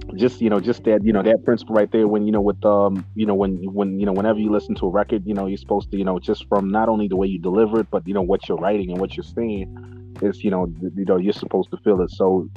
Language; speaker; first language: English; non-native, local second language; Shona